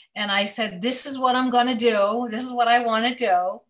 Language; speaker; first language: English; native; English